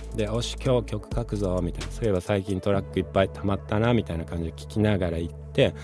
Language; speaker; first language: Japanese; early bilingual, other home language; Spanish